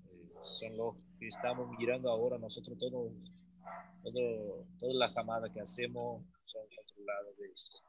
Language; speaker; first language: Spanish; non-native, learner; Portuguese